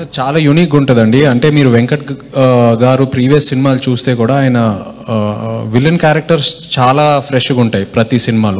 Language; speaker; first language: Telugu; native; Telugu